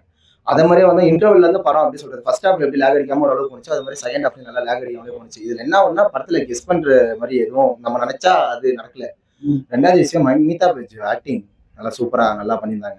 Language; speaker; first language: Tamil; native; Tamil